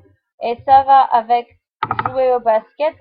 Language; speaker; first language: French; non-native, fluent; English